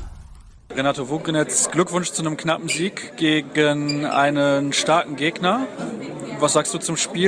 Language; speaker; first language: German; native; German